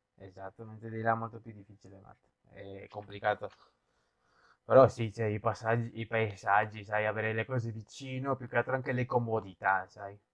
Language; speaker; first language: Italian; non-native, fluent; Spanish